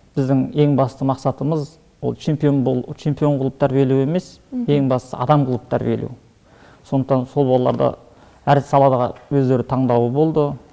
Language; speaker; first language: Kazakh; early bilingual, heritage; Kazakh